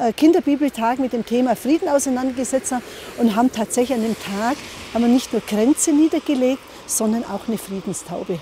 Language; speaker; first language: German; native; German